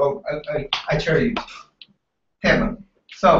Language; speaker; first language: English; non-native, learner; Japanese